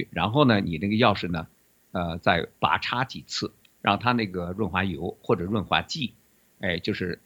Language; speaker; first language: Chinese; native; Chinese